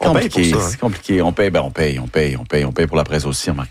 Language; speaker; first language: French; native; French